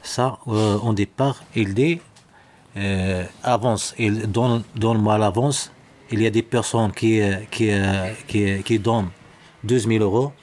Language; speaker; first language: French; non-native, learner; Arabic